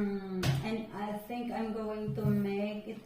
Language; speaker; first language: English; non-native, local second language; Filipino